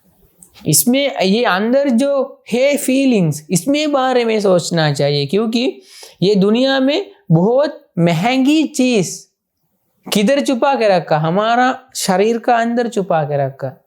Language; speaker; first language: Hindi; non-native, fluent; Sinhala